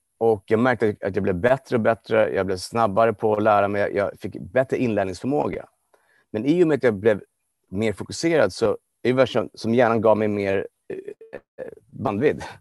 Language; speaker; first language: Swedish; non-native, fluent; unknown